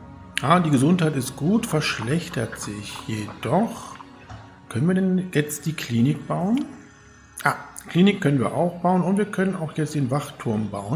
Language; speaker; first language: German; native; German